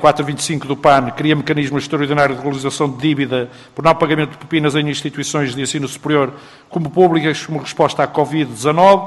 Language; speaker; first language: Portuguese; native; Portuguese